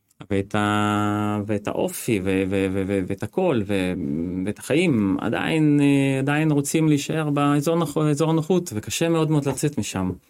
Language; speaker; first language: Hebrew; non-native, fluent; Russian